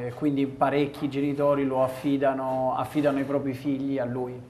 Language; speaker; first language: Italian; native; Italian